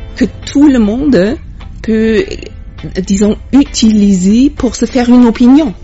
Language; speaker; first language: French; non-native, fluent; German